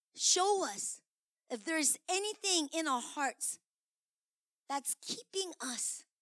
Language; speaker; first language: English; early bilingual, other home language; Korean